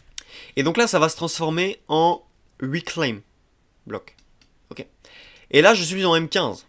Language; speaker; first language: French; native; French